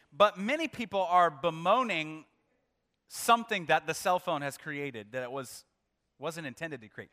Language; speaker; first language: English; native; English